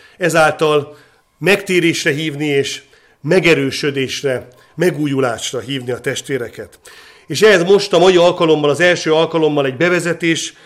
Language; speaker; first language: Hungarian; native; Hungarian